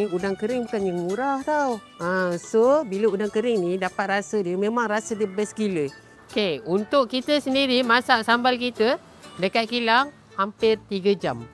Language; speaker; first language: Malay; native; Malay